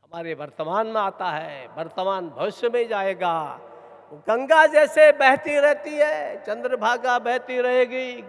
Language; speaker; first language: Hindi; non-native, local second language; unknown